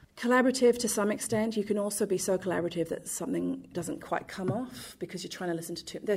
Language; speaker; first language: English; native; English